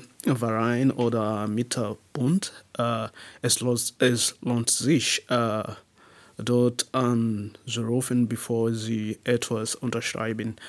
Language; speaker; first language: German; non-native, learner; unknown